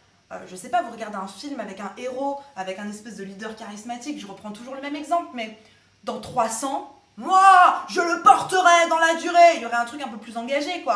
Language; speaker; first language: French; native; French